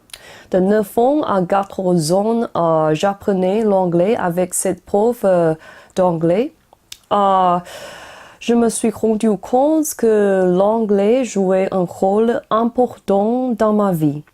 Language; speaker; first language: French; non-native, learner; Chinese